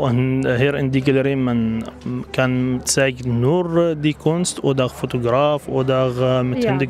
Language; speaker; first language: German; non-native, learner; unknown